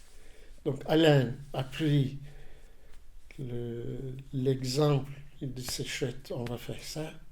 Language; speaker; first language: French; non-native, learner; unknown